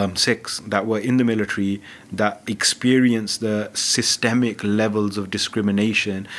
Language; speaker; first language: English; early bilingual, other home language; Punjabi